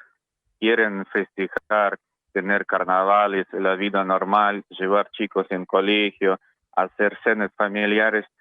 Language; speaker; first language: Spanish; non-native, learner; Russian